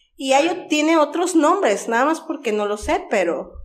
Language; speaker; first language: Spanish; native; Spanish